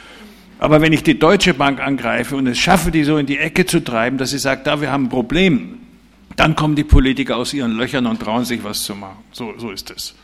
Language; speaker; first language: German; native; German